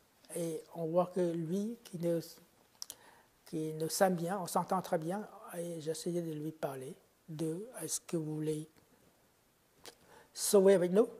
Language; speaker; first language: French; non-native, fluent; Khmer